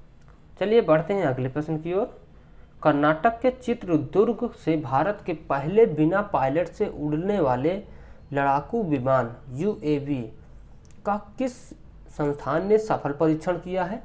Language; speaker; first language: Hindi; native; Hindi